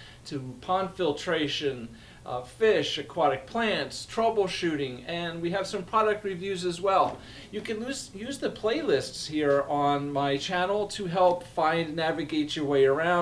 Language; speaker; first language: English; native; English